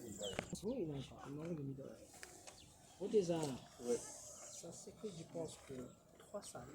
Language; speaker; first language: French; non-native, fluent; Japanese